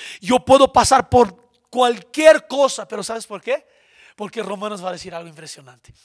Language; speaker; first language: Spanish; non-native, fluent; Portuguese